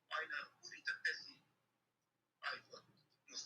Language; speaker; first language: Finnish; non-native, learner; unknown